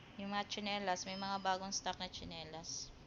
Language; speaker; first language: Filipino; native; Filipino